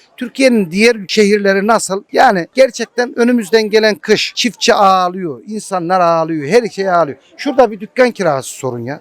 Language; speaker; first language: Turkish; early bilingual, heritage; Turkish